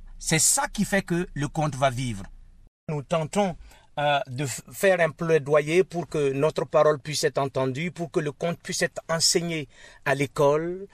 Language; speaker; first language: French; non-native, local second language; Mossi